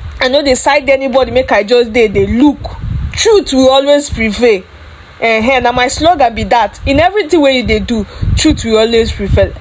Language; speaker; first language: Nigerian Pidgin; non-native, local second language; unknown